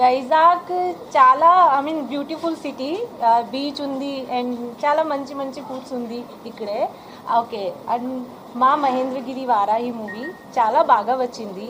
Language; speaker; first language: Telugu; non-native, learner; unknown